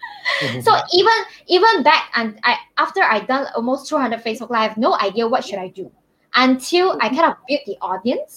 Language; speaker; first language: English; non-native, local second language; Chinese